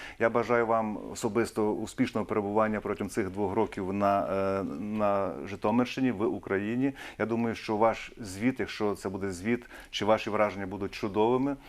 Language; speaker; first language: Ukrainian; native; Ukrainian